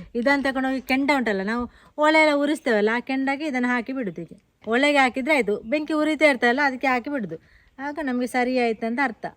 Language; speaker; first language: Kannada; non-native, local second language; Tulu